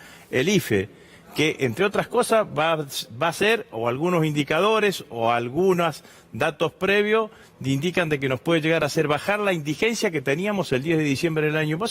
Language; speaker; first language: Spanish; native; Spanish